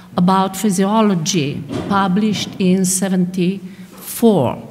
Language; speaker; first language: English; non-native, fluent; Slovenian